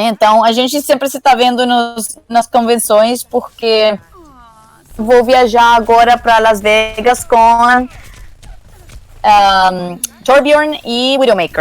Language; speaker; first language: Portuguese; non-native, learner; Spanish